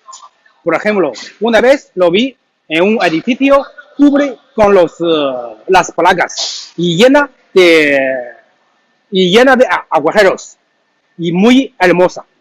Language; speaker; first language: Spanish; non-native, learner; Chinese